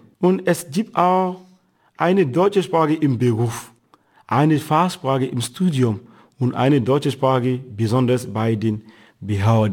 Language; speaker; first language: German; non-native, fluent; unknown